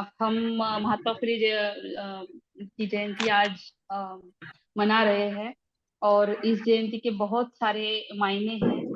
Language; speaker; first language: Hindi; non-native, local second language; Marathi